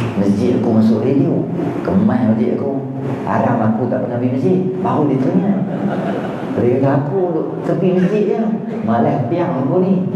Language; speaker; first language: Malay; native; Malay